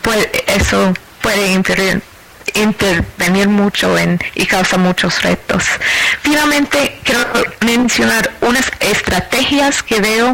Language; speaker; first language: Spanish; non-native, fluent; English